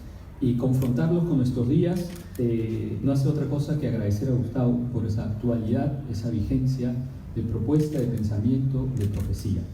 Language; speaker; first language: Spanish; native; Spanish